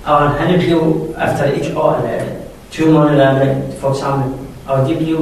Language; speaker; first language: Danish; non-native, learner; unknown